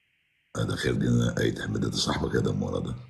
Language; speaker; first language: Arabic; native; Arabic